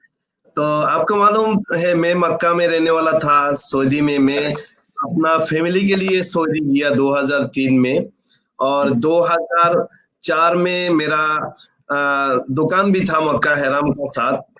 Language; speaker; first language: Hindi; non-native, fluent; Bangla